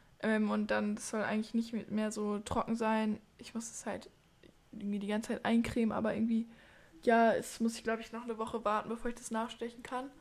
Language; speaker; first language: German; native; German